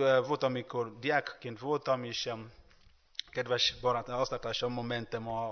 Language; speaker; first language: Hungarian; non-native, learner; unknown